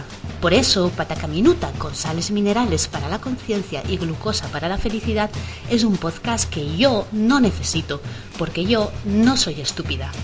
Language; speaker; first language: Spanish; native; Spanish